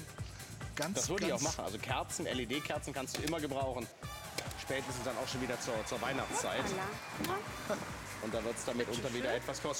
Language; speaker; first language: German; native; German